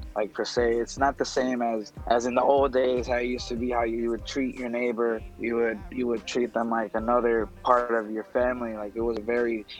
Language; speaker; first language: English; non-native, fluent; Spanish